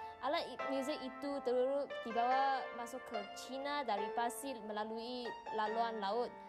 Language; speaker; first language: Malay; non-native, local second language; Chinese